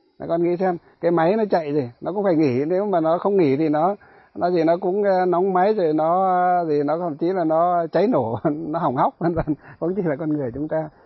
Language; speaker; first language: Vietnamese; non-native, local second language; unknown